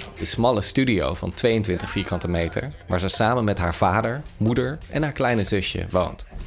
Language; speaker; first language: Dutch; native; Dutch